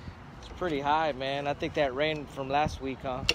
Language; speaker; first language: English; native; English